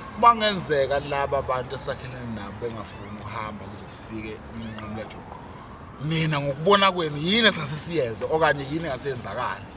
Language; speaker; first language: Zulu; native; Zulu